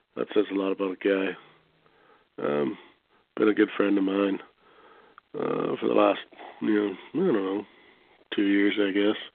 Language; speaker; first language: English; native; English